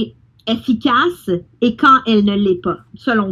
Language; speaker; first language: French; native; French